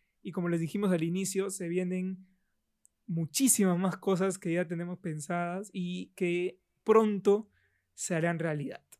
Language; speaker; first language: Spanish; native; Spanish